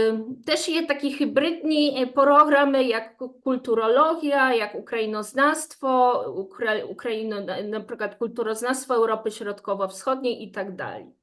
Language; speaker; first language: Ukrainian; non-native, fluent; Polish